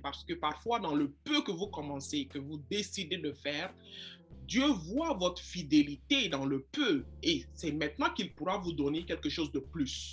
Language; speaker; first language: French; non-native, fluent; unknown